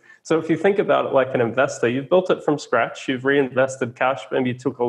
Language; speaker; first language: English; native; English